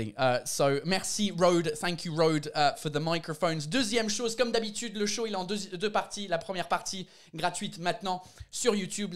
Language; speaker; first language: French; non-native, fluent; English